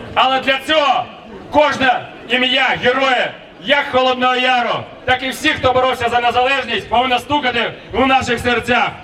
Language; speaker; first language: Ukrainian; native; Ukrainian